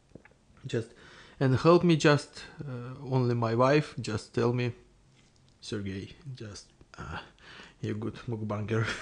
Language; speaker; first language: English; non-native, learner; Russian